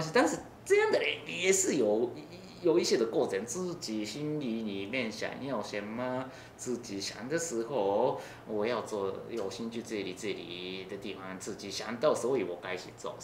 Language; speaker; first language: Chinese; non-native, learner; Japanese